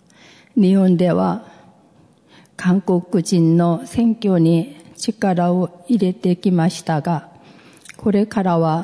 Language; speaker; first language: Japanese; non-native, fluent; Korean